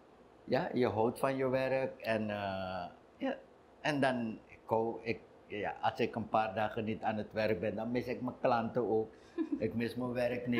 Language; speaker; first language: Dutch; non-native, local second language; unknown